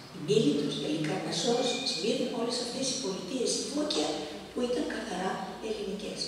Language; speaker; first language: Greek; early bilingual, heritage; Greek